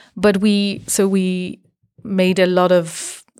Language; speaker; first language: English; non-native, fluent; French